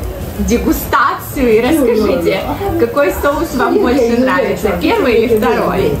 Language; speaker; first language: Russian; native; Russian